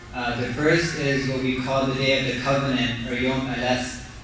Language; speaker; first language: English; native; English